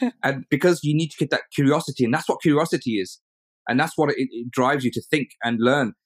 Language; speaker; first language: English; early bilingual, other home language; Urdu